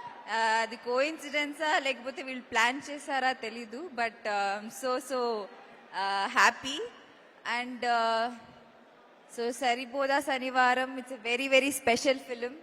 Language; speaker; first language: Telugu; non-native, learner; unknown